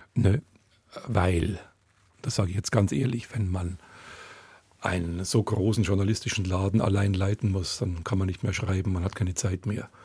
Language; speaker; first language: German; native; German